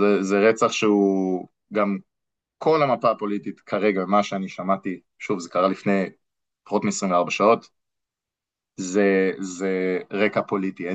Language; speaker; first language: Hebrew; non-native, fluent; English